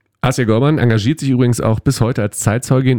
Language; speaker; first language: German; native; German